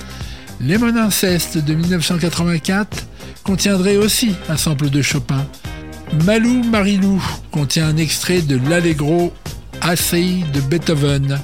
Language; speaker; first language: French; native; French